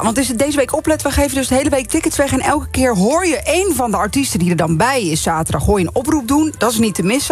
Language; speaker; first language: Dutch; native; Dutch